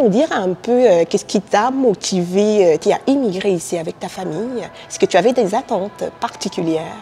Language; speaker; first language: French; native; French